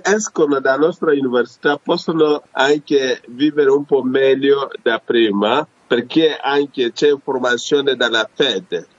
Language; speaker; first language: Italian; non-native, fluent; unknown